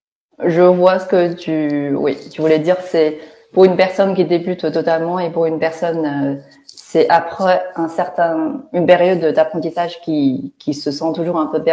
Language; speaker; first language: French; non-native, fluent; Chinese